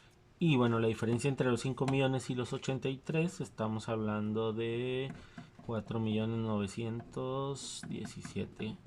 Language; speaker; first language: Spanish; native; Spanish